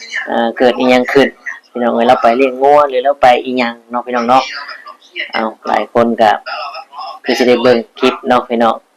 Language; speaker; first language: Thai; non-native, local second language; Lao